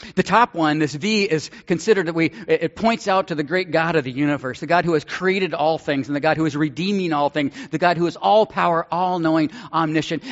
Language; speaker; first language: English; native; English